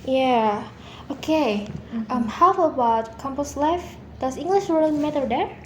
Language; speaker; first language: English; non-native, learner; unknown